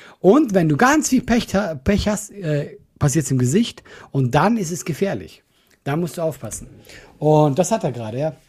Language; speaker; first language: German; non-native, fluent; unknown